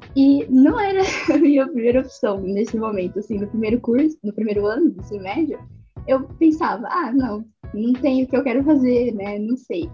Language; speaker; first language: Portuguese; native; Portuguese